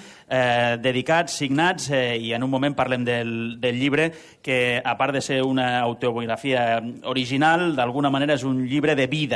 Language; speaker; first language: Catalan; native; Catalan